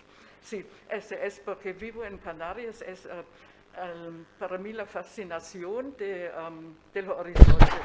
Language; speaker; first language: Spanish; non-native, fluent; German